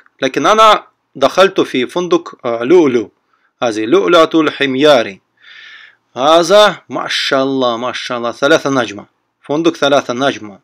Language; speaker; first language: Arabic; non-native, learner; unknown